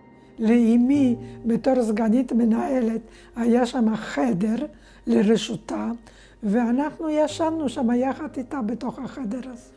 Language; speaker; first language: Hebrew; non-native, fluent; Polish